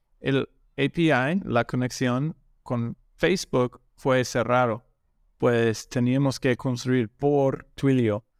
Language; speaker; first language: Spanish; non-native, learner; English